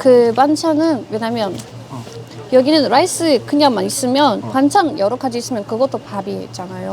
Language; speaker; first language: Korean; non-native, learner; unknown